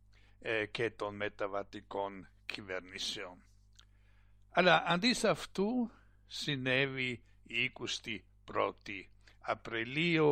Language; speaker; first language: Greek; non-native, fluent; German